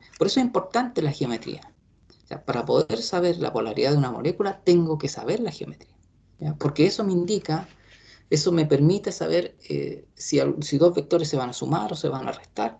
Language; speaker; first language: Spanish; native; Spanish